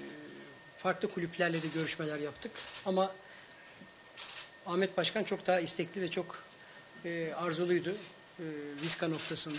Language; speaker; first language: Turkish; native; Turkish